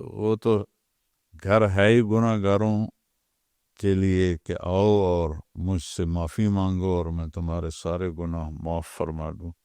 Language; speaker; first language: Urdu; non-native, local second language; Punjabi